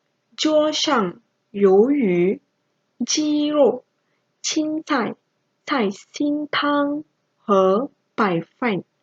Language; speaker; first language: Chinese; non-native, local second language; Malay